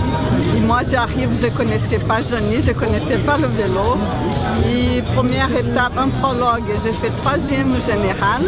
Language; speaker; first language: French; non-native, fluent; Portuguese